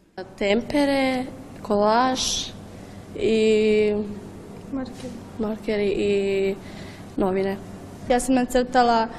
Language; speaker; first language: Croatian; non-native, local second language; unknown